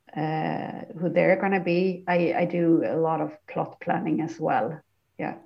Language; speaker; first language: English; non-native, fluent; Swedish